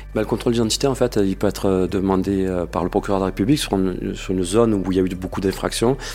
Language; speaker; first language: French; native; French